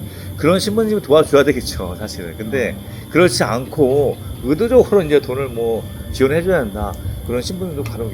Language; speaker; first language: Korean; native; Korean